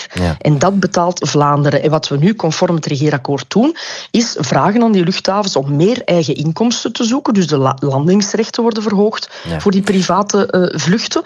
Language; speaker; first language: Dutch; native; Dutch